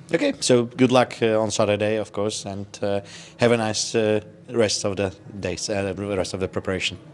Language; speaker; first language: English; non-native, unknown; Polish